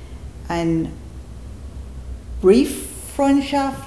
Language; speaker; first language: German; non-native, learner; English